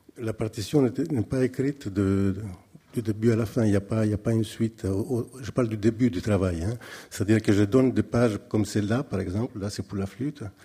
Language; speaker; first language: French; non-native, fluent; Greek